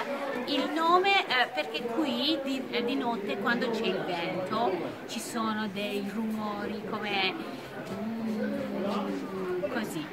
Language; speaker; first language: Italian; non-native, fluent; Persian